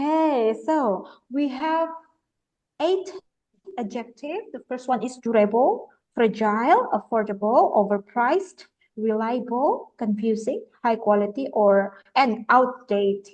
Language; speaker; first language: English; non-native, fluent; Indonesian